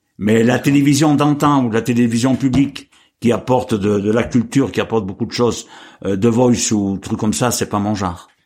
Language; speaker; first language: French; native; French